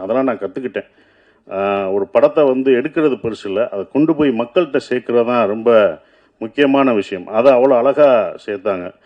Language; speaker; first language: Tamil; native; Tamil